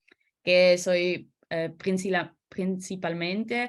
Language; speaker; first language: Spanish; non-native, learner; Dutch